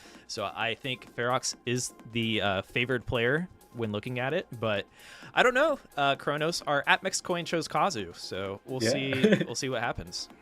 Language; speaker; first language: English; native; English